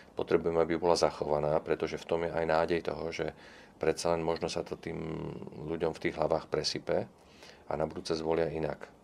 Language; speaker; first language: Slovak; non-native, local second language; Czech